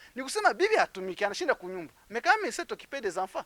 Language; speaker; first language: French; non-native, local second language; Swahili